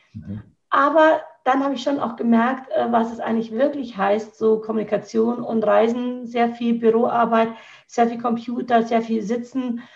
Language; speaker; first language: German; native; German